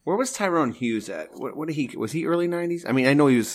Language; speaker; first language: English; native; English